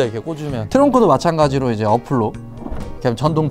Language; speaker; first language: Korean; native; Korean